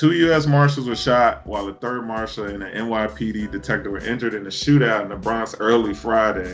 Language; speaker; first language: English; native; English